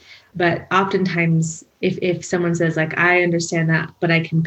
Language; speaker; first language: English; native; English